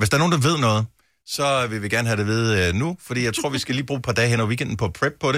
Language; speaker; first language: Danish; native; Danish